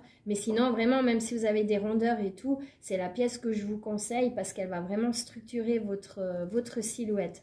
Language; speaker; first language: French; native; French